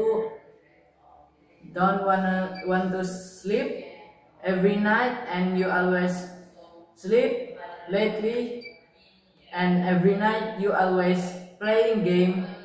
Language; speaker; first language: English; non-native, learner; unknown